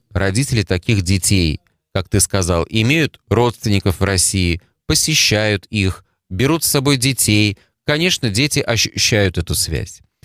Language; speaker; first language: Russian; native; Russian